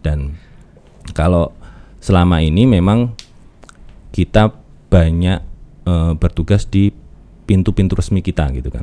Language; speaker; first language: Indonesian; native; Indonesian